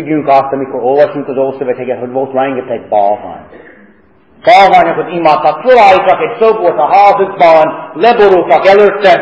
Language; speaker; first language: Hungarian; non-native, fluent; English